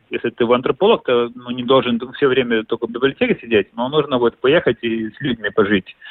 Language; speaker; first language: Russian; non-native, local second language; Latvian